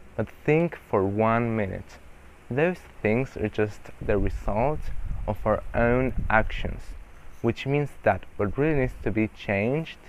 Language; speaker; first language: English; non-native, fluent; Spanish